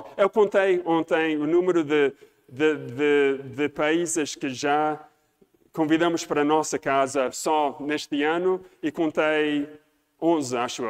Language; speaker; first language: Portuguese; non-native, fluent; English